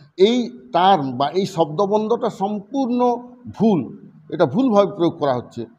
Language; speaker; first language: Bangla; non-native, local second language; Santali